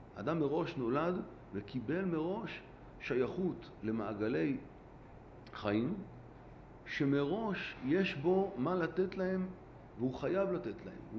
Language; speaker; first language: Hebrew; native; Hebrew